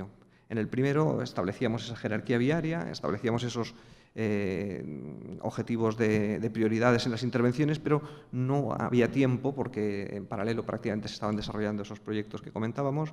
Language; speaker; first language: Spanish; native; Spanish